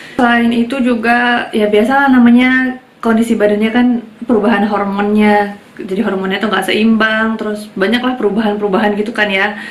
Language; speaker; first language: Indonesian; native; Indonesian